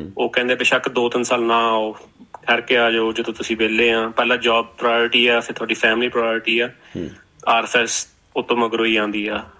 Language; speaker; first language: Punjabi; early bilingual, heritage; Punjabi